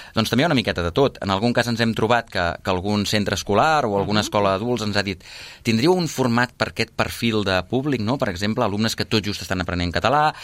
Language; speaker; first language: Catalan; native; Catalan